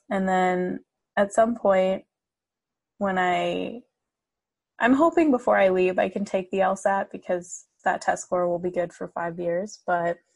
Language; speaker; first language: English; native; English